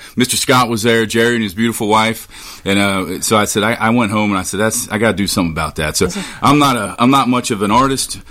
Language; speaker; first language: English; native; English